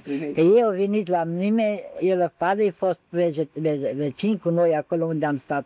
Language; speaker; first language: Romanian; non-native, local second language; German